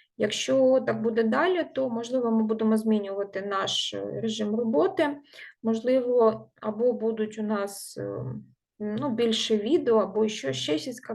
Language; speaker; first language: Ukrainian; non-native, local second language; Russian